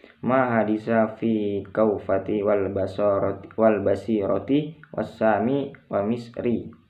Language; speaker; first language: Arabic; non-native, learner; Indonesian